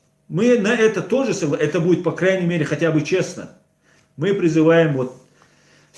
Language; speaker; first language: Russian; non-native, local second language; Chechen